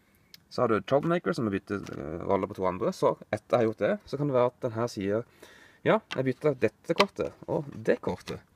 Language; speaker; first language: Norwegian; native; Norwegian